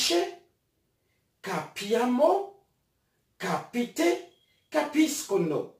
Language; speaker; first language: Italian; non-native, fluent; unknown